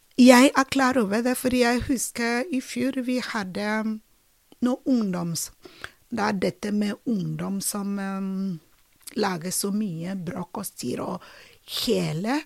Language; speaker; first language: Norwegian; non-native, fluent; Ibibio